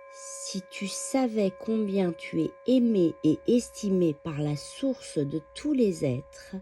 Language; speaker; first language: French; native; French